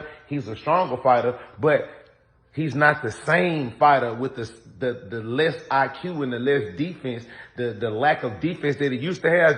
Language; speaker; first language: English; native; English